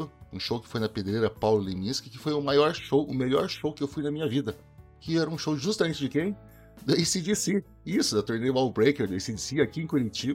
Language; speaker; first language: Portuguese; native; Portuguese